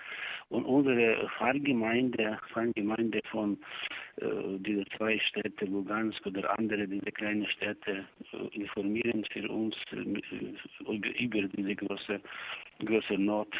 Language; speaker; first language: German; non-native, learner; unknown